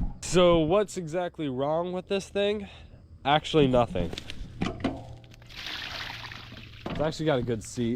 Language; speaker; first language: English; native; English